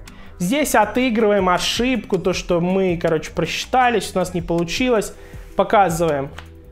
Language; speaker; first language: Russian; native; Russian